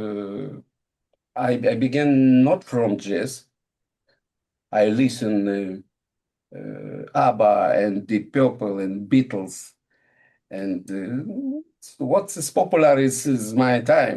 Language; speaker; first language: English; non-native, learner; Russian